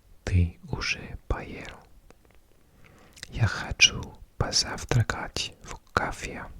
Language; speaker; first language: Russian; non-native, learner; English